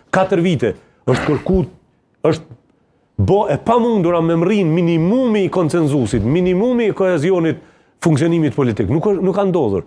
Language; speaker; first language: Albanian; native; Albanian